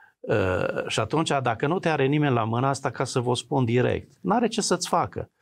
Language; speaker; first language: Romanian; native; Romanian